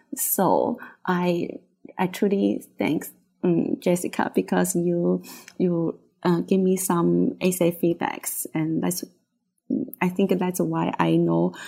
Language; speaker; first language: English; non-native, fluent; Chinese